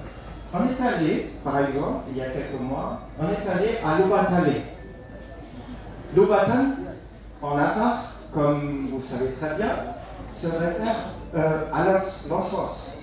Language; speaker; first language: French; non-native, fluent; German